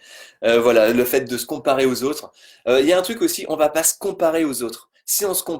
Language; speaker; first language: French; native; French